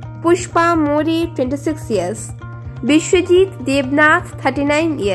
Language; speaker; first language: English; non-native, local second language; Hindi